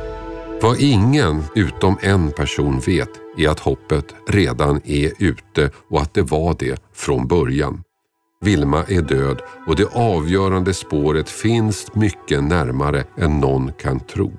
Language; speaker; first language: Swedish; native; Swedish